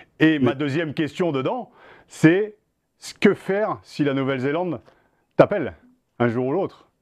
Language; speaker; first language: French; native; French